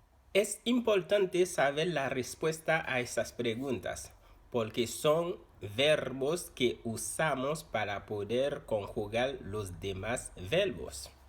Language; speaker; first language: Spanish; non-native, fluent; Haitian Creole